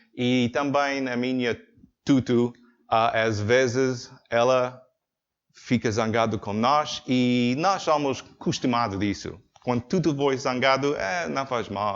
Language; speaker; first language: Portuguese; non-native, learner; English